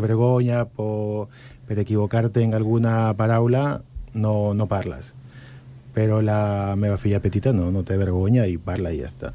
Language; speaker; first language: Catalan; non-native, learner; Spanish